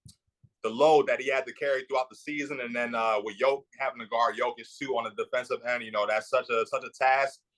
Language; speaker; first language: English; native; English